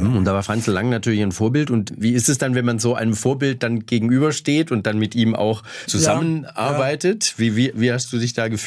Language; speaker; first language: German; native; German